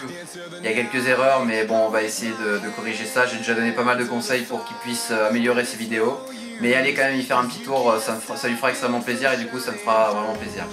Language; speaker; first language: French; native; French